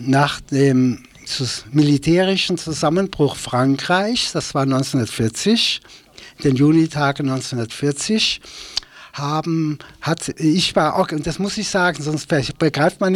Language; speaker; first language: German; native; German